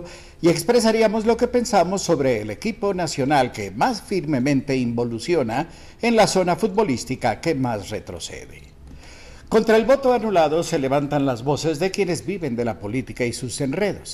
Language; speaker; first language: Spanish; native; Spanish